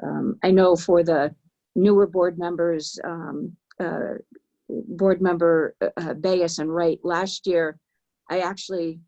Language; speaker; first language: English; native; English